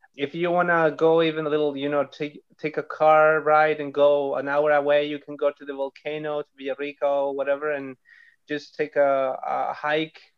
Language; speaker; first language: English; non-native, fluent; Spanish